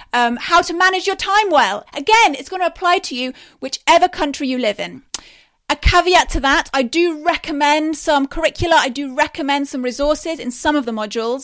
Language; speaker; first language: English; native; English